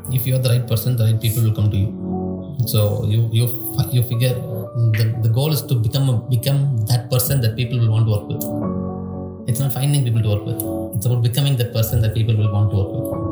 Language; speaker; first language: English; non-native, local second language; Tamil